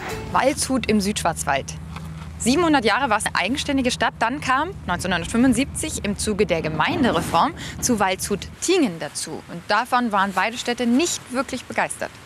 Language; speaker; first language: German; native; German